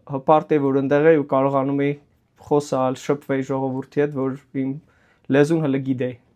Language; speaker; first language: Armenian; early bilingual, heritage; Armenian